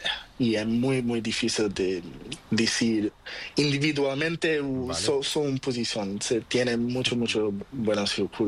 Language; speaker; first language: Spanish; non-native, learner; Portuguese